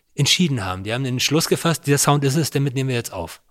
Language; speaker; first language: German; native; German